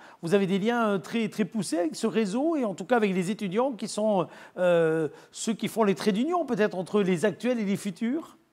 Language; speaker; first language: French; native; French